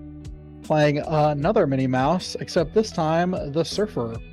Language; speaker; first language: English; native; English